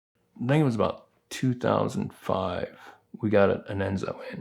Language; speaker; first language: English; native; English